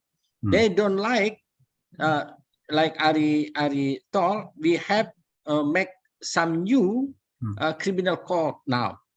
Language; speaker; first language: English; non-native, learner; Indonesian